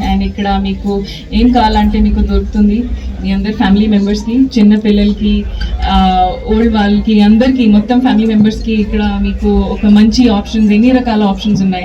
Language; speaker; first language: Telugu; non-native, fluent; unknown